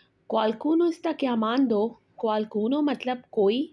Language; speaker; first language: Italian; non-native, fluent; Urdu